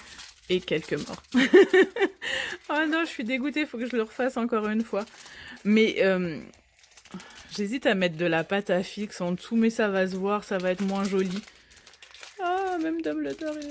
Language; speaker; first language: French; native; French